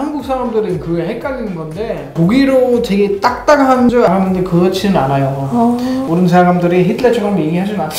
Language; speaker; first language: Korean; non-native, fluent; German